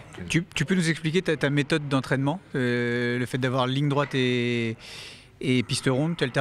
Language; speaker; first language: French; native; French